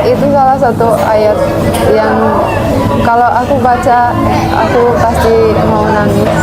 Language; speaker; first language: Indonesian; non-native, fluent; Finnish